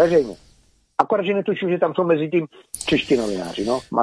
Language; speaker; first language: Czech; native; Czech